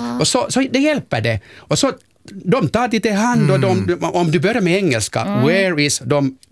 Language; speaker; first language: Swedish; non-native, local second language; Finnish